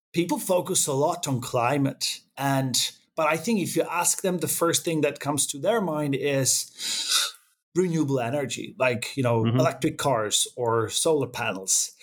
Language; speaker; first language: English; non-native, fluent; Czech